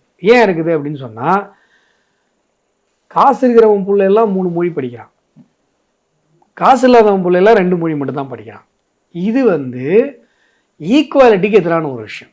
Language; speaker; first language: Tamil; native; Tamil